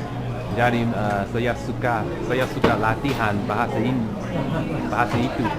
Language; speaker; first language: Indonesian; non-native, learner; English